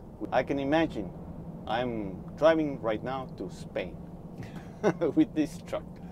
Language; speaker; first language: English; non-native, learner; Estonian